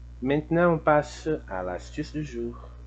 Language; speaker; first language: French; non-native, fluent; Portuguese